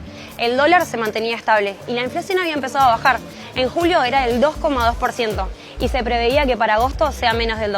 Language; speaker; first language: Spanish; native; Spanish